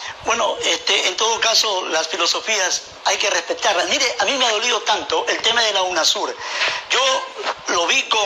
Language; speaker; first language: Spanish; native; Spanish